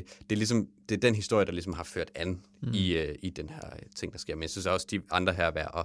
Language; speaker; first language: Danish; native; Danish